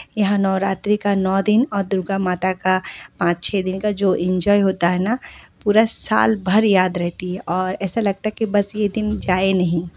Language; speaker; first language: Hindi; non-native, local second language; Bangla